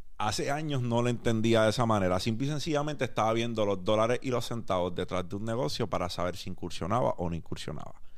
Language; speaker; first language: Spanish; native; Spanish